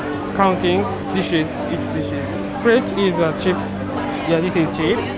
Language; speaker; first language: English; non-native, learner; Japanese